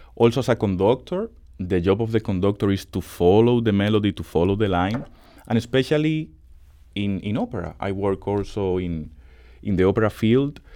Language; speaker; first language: English; non-native, fluent; Spanish